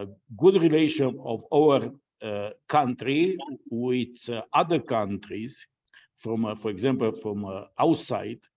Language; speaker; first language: English; non-native, fluent; Romanian